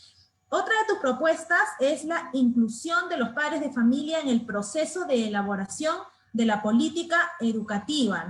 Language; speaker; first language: Spanish; native; Spanish